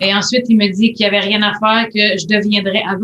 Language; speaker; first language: French; native; French